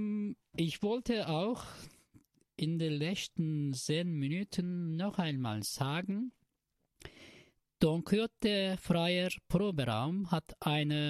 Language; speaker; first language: German; non-native, learner; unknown